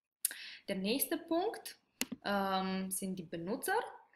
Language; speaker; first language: German; native; German